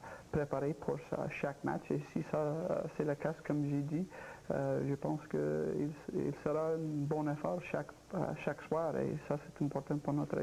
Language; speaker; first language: French; non-native, local second language; English